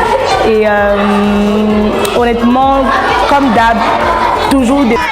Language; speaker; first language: French; native; French